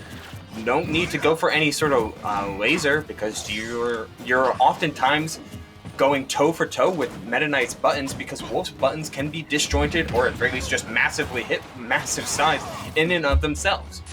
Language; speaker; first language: English; native; English